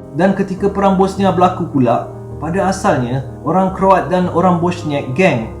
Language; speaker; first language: Malay; native; Malay